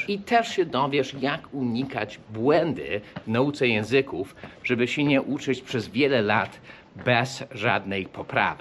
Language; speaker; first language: Polish; early bilingual, heritage; English